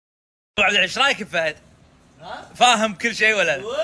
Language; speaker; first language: Arabic; native; Arabic